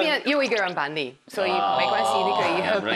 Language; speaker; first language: Chinese; non-native, learner; Hungarian